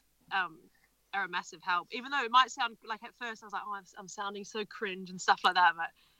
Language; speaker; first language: English; native; English